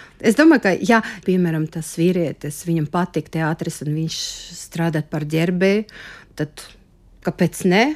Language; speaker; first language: Latvian; non-native, local second language; Russian